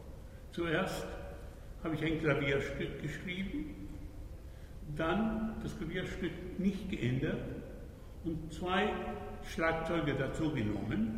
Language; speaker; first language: German; non-native, fluent; Spanish